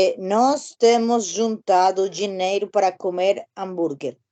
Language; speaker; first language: Portuguese; non-native, learner; Spanish